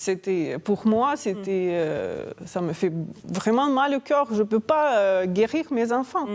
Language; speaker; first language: French; non-native, fluent; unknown